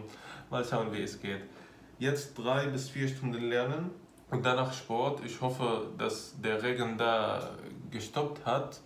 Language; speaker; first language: German; non-native, fluent; Arabic